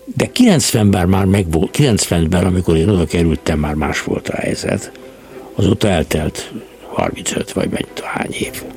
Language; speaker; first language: Hungarian; native; Hungarian